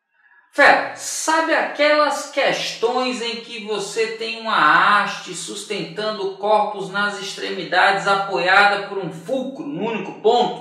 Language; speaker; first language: Portuguese; native; Portuguese